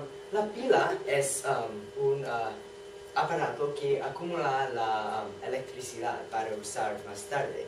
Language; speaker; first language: Spanish; non-native, learner; English